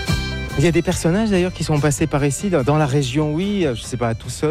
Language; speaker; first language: French; native; French